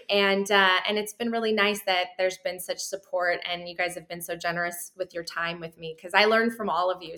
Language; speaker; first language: English; native; English